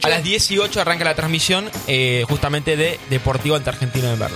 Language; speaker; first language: Spanish; native; Spanish